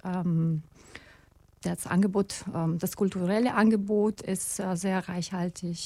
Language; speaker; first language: German; non-native, fluent; Russian